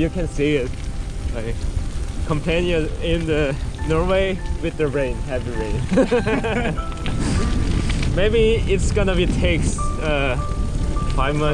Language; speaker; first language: English; non-native, learner; Korean